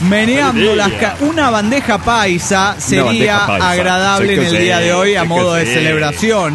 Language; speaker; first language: Spanish; native; Spanish